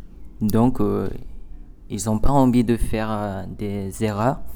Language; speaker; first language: French; non-native, learner; Japanese